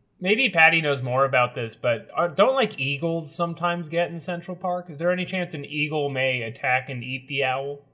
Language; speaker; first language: English; native; English